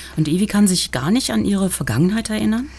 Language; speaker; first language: German; native; German